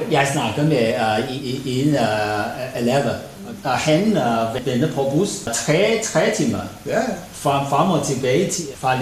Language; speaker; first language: Danish; non-native, learner; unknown